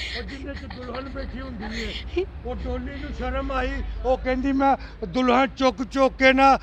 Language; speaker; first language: Punjabi; native; Punjabi